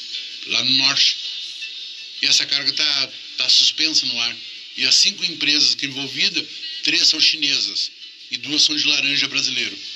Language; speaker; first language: Portuguese; native; Portuguese